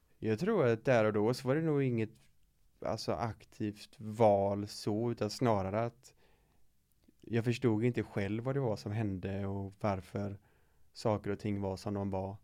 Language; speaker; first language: Swedish; native; Swedish